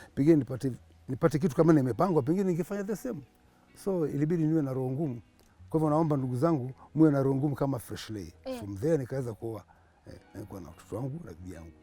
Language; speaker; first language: Swahili; non-native, local second language; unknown